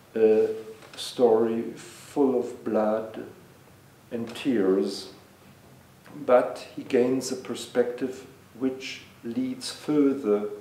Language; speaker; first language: English; non-native, fluent; German